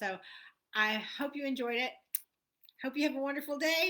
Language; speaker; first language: English; native; English